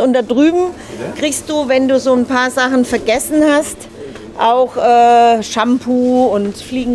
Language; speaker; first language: German; native; German